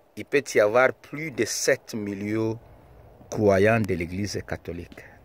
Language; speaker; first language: French; non-native, local second language; Lingala